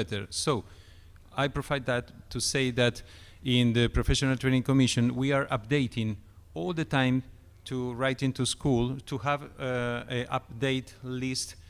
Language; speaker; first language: English; non-native, fluent; Spanish